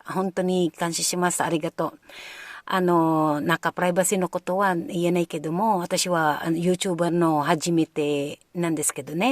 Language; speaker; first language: Japanese; non-native, learner; Filipino